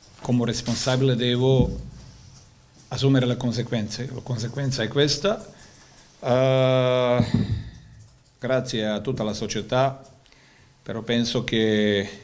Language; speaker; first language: Italian; non-native, fluent; Croatian